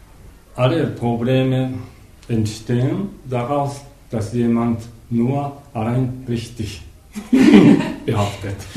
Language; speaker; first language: German; non-native, learner; Japanese